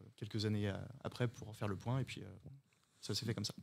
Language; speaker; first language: French; native; French